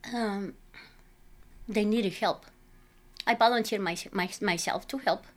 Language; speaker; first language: English; non-native, fluent; Spanish